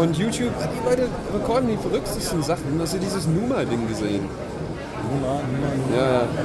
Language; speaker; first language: German; non-native, fluent; English